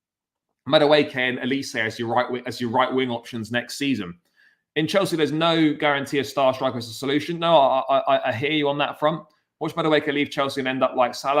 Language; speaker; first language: English; native; English